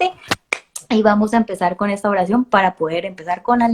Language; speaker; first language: Spanish; native; Spanish